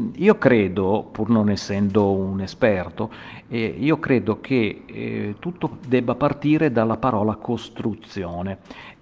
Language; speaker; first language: Italian; native; Italian